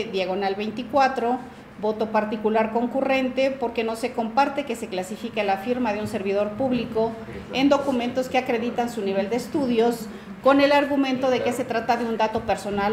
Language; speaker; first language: Spanish; native; Spanish